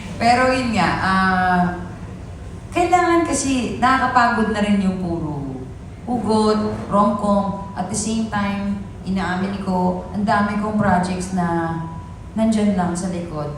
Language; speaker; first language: Filipino; native; Filipino